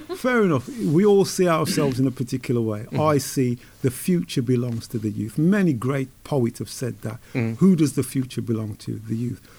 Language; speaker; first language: English; native; English